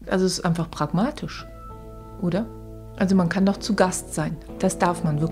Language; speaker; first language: German; native; German